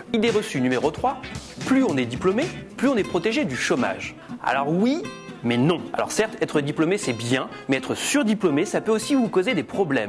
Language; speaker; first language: French; native; French